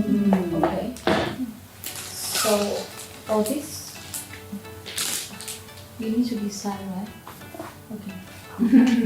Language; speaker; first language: English; non-native, local second language; Vietnamese